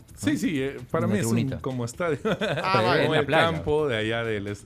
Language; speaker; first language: Spanish; native; Spanish